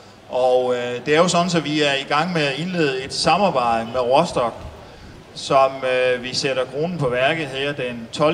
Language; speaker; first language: Danish; native; Danish